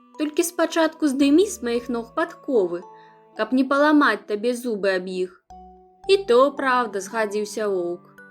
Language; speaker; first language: Belarusian; non-native, local second language; Russian